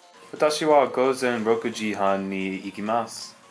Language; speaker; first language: Japanese; non-native, learner; English